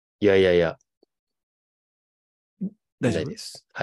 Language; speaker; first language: Japanese; native; Japanese